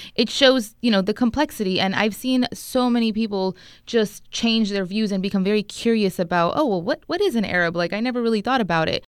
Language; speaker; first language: English; native; English